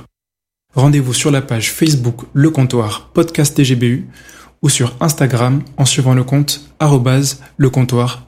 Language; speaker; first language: French; native; French